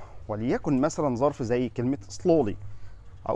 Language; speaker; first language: Arabic; native; Arabic